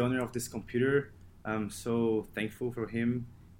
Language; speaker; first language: English; non-native, fluent; Portuguese